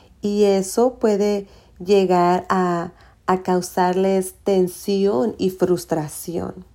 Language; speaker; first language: Spanish; early bilingual, heritage; Spanish